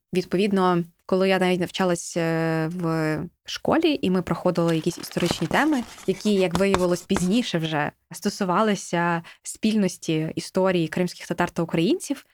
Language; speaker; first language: Ukrainian; native; Ukrainian